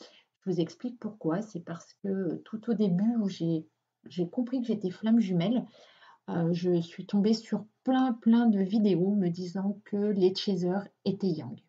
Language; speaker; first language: French; native; French